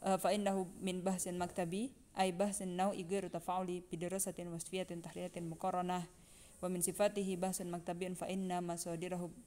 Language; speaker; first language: Arabic; non-native, fluent; Indonesian